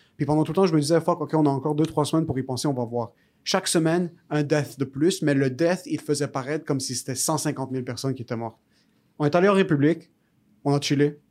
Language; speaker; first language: French; early bilingual, other home language; Arabic